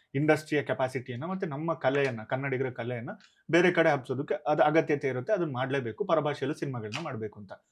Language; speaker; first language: Kannada; native; Kannada